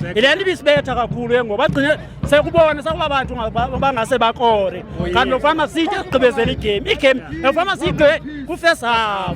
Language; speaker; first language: Zulu; non-native, local second language; Xhosa